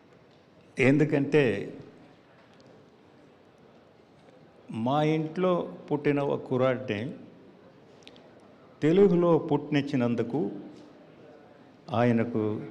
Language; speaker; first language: Telugu; non-native, learner; Tamil